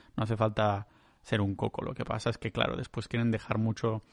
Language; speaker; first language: Spanish; native; Spanish